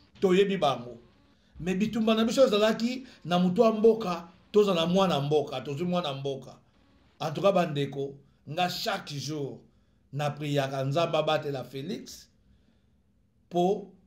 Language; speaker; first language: Lingala; native; Lingala